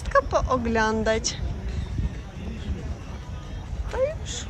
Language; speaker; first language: Polish; non-native, learner; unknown